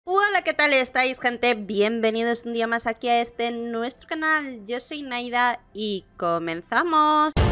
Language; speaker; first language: Spanish; native; Spanish